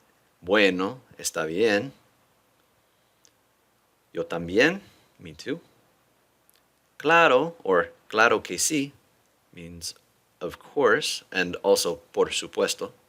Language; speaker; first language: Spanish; non-native, fluent; English